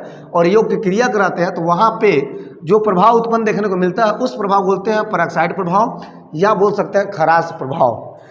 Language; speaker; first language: Hindi; native; Hindi